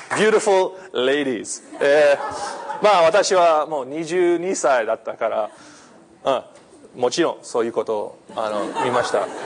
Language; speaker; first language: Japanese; non-native, fluent; English